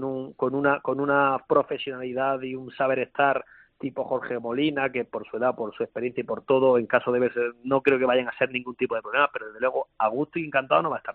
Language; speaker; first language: Spanish; native; Spanish